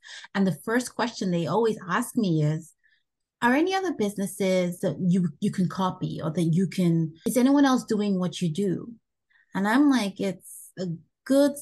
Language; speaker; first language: English; non-native, local second language; Bini